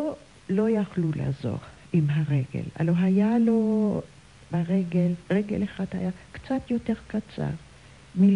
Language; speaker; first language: Hebrew; non-native, fluent; German